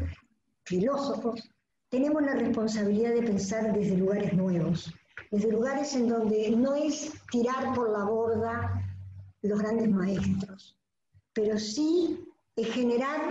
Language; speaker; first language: Spanish; native; Spanish